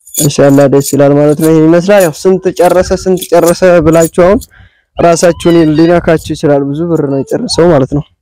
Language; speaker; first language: Amharic; native; Amharic